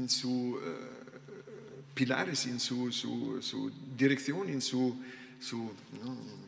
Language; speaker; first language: Spanish; non-native, learner; German